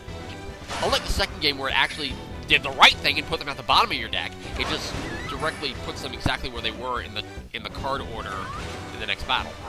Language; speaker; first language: English; native; English